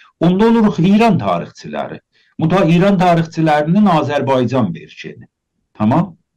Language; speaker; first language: Azerbaijani; native; Azerbaijani